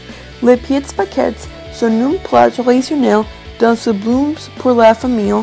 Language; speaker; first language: French; non-native, learner; English